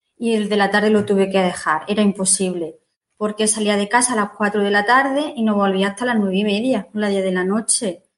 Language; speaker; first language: Spanish; native; Spanish